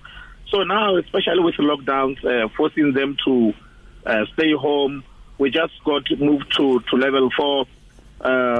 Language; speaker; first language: English; non-native, local second language; Northern Sotho